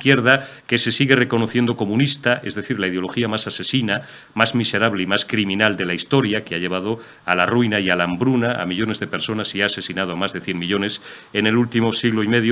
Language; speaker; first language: Spanish; native; Spanish